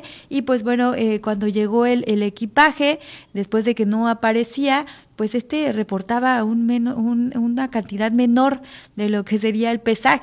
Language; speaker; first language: Spanish; native; Spanish